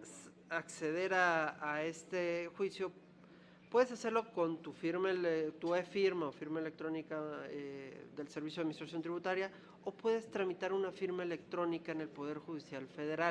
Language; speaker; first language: Spanish; native; Spanish